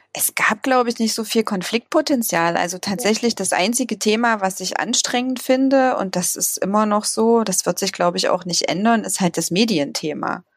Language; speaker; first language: German; native; German